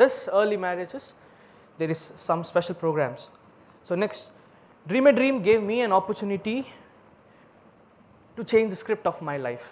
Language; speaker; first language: English; non-native, local second language; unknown